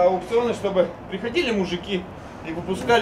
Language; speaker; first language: Russian; native; Russian